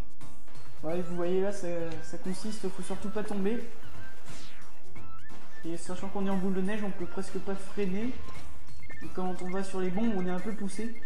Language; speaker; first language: French; native; French